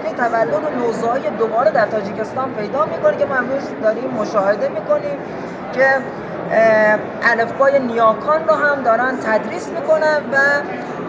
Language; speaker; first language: Persian; native; Persian